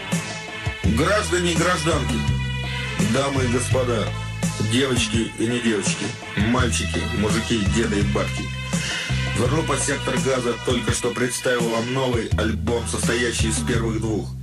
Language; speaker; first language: Russian; native; Russian